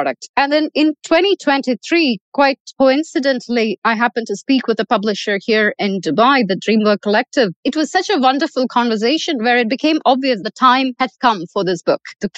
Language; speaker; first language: English; non-native, local second language; Malayalam